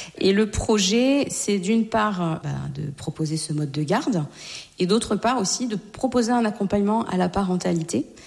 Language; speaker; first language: French; native; French